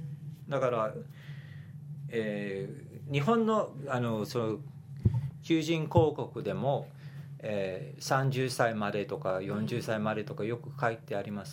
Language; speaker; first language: Japanese; non-native, fluent; English